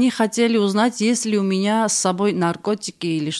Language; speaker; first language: Russian; non-native, fluent; Georgian